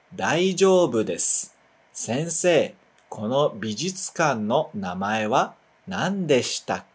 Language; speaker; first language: Japanese; non-native, fluent; Portuguese